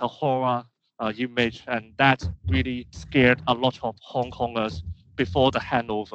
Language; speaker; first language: English; non-native, local second language; Cantonese